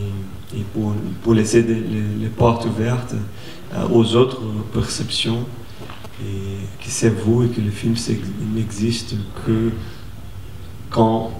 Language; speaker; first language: French; non-native, fluent; Portuguese